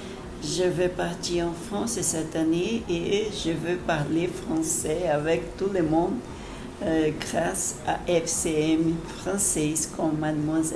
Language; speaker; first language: French; non-native, learner; Portuguese